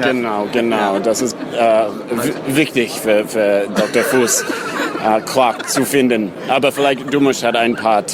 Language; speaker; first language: German; non-native, learner; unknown